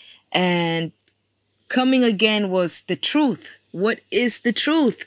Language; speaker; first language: English; non-native, fluent; Kikuyu